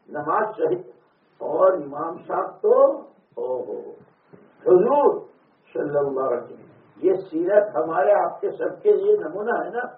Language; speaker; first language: Urdu; non-native, local second language; Gujarati